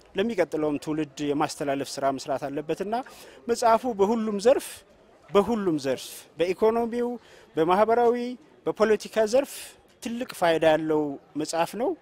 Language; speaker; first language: Amharic; non-native, local second language; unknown